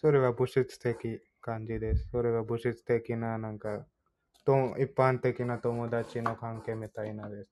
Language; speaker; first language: Japanese; non-native, fluent; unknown